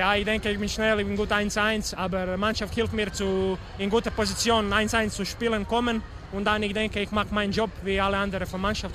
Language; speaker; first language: German; non-native, learner; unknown